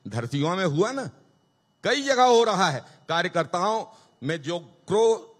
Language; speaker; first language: Hindi; native; Hindi